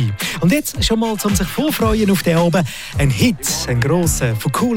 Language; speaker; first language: German; native; German